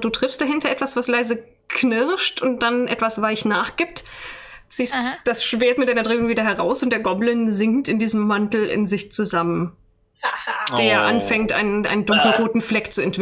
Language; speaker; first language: German; native; German